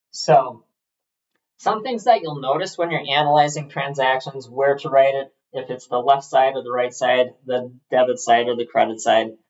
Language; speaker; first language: English; native; English